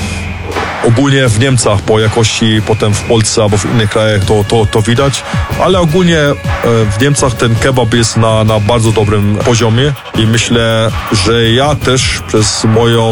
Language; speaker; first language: Polish; early bilingual, heritage; German